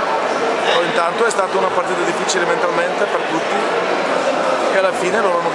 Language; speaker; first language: Italian; non-native, fluent; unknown